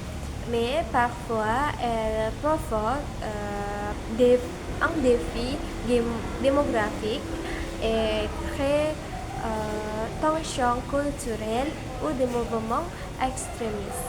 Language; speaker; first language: French; non-native, learner; Indonesian